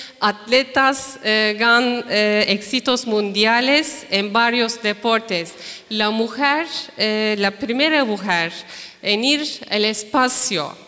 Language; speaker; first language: Spanish; non-native, fluent; Turkish